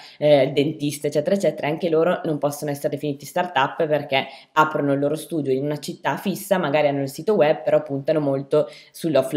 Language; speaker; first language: Italian; native; Italian